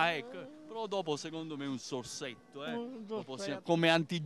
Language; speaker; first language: Italian; native; Italian